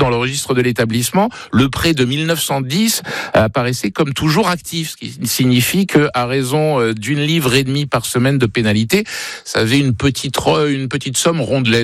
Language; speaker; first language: French; native; French